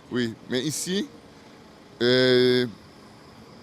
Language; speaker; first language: French; non-native, learner; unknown